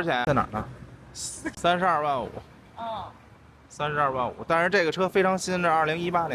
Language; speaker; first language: Chinese; native; Chinese